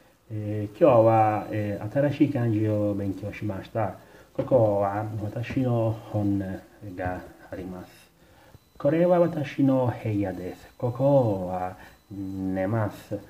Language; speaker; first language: Japanese; non-native, learner; Italian